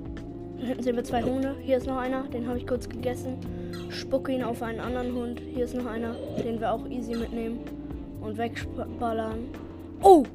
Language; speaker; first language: German; native; German